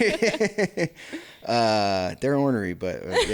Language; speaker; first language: English; native; English